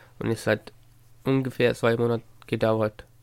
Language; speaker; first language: German; non-native, learner; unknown